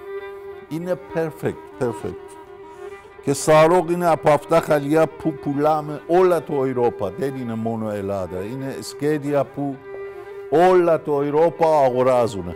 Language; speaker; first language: Greek; non-native, learner; Persian